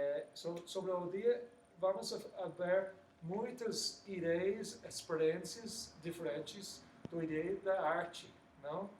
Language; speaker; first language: Portuguese; non-native, learner; English